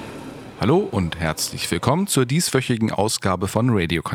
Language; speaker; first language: German; native; German